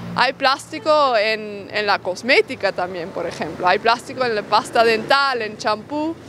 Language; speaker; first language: Spanish; non-native, fluent; Dutch